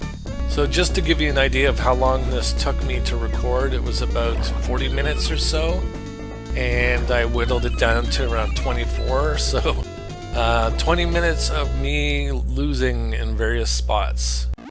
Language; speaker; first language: English; native; English